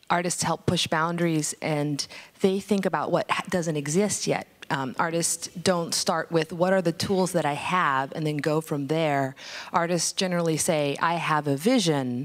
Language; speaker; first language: English; native; English